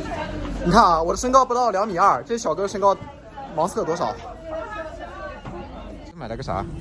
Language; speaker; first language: Chinese; native; Chinese